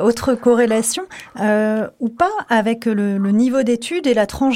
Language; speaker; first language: French; native; French